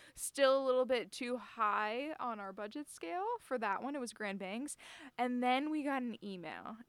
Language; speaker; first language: English; native; English